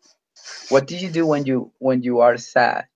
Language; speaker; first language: English; non-native, fluent; Spanish